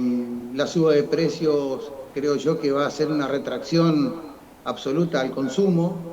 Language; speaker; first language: Spanish; native; Spanish